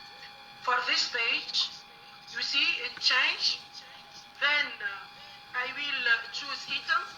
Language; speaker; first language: English; non-native, learner; Arabic